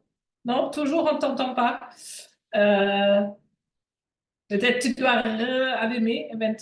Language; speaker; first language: French; non-native, fluent; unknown